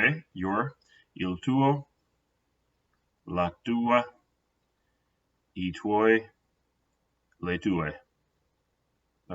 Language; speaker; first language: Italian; non-native, fluent; English